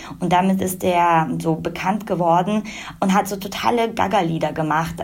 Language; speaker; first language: German; early bilingual, other home language; Russian